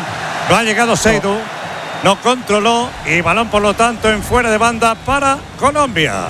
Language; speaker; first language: Spanish; native; Spanish